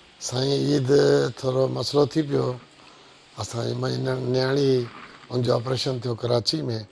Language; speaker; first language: Sindhi; non-native, local second language; Brahui